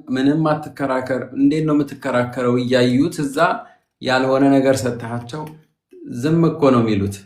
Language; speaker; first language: Amharic; native; Amharic